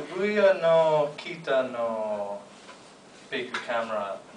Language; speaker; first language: Japanese; non-native, learner; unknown